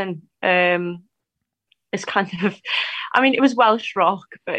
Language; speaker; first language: English; native; English